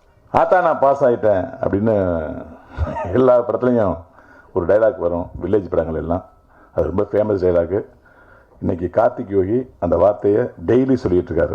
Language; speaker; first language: Tamil; native; Tamil